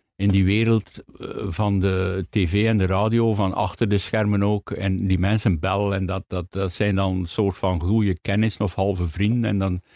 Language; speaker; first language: Dutch; native; Dutch